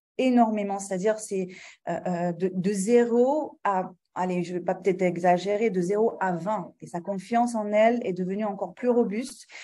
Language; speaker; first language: French; non-native, local second language; Arabic